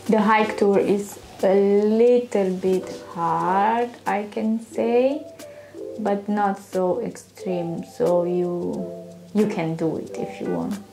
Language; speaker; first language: English; non-native, learner; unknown